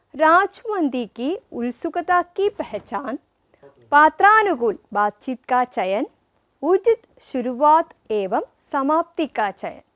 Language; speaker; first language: Hindi; non-native, local second language; Malayalam